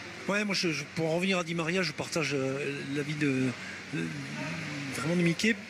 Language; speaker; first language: French; native; French